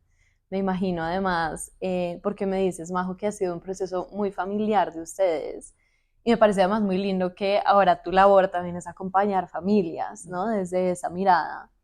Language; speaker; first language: Spanish; native; Spanish